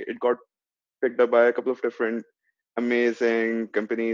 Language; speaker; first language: English; non-native, local second language; Urdu